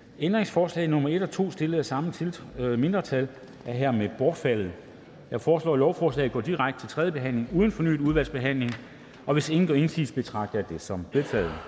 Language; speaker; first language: Danish; native; Danish